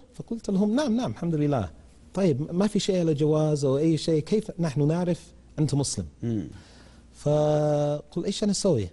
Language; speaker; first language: Arabic; non-native, learner; English